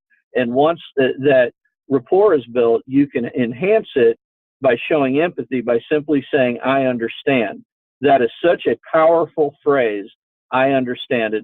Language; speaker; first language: English; native; English